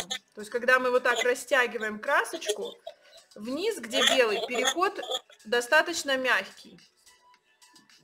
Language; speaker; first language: Russian; native; Russian